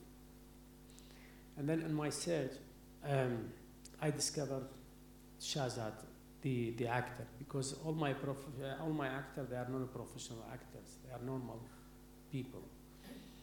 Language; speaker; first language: English; non-native, learner; Arabic